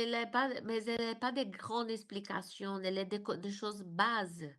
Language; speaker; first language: French; non-native, learner; Portuguese